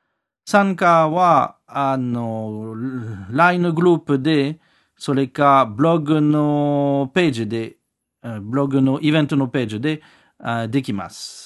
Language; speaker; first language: Japanese; non-native, learner; French